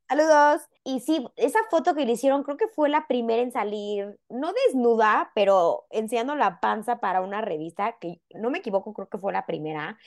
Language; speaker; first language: Spanish; native; Spanish